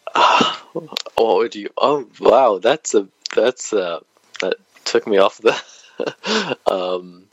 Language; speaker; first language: English; native; English